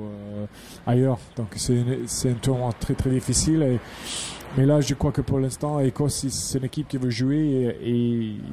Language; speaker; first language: French; non-native, fluent; English